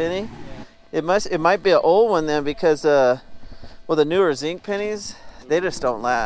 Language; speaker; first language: English; native; English